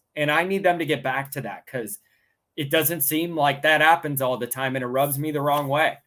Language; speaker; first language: English; native; English